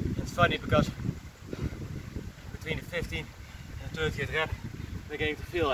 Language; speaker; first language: English; non-native, fluent; Dutch